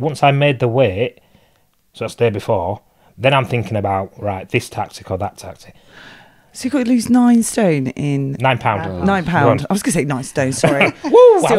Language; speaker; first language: English; native; English